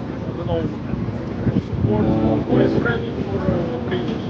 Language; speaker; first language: English; non-native, learner; Ukrainian